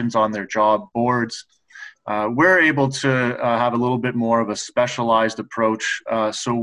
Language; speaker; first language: English; native; English